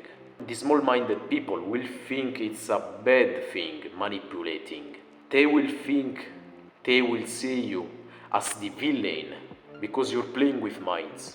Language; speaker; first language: English; non-native, fluent; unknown